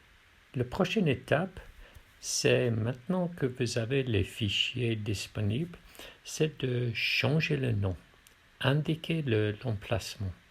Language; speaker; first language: French; non-native, fluent; English